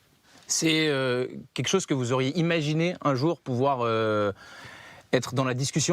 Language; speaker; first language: French; native; French